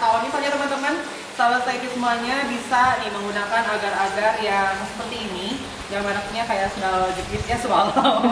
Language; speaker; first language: Indonesian; native; Indonesian